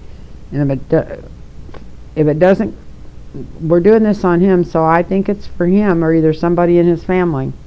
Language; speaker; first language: English; native; English